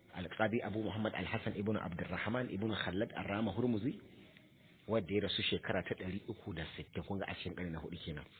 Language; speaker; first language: Hausa; native; Hausa